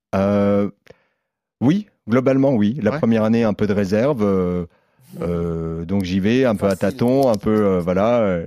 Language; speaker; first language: French; native; French